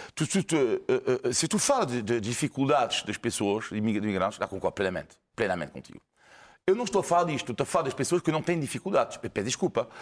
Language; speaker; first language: Portuguese; non-native, fluent; French